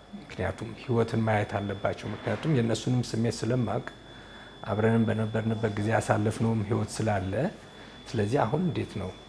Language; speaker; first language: Amharic; native; Amharic